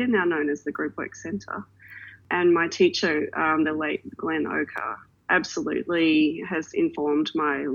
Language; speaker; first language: English; native; English